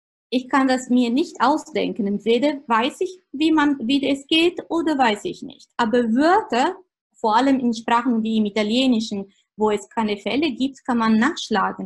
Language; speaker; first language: German; non-native, fluent; Italian